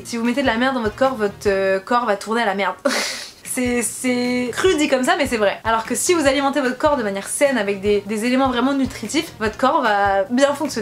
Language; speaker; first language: French; native; French